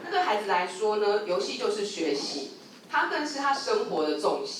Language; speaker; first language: Chinese; native; Chinese